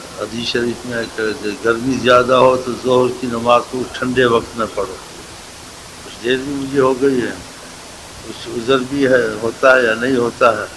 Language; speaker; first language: Urdu; non-native, local second language; Saraiki